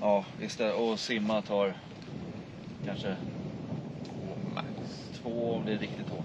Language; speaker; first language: Swedish; native; Swedish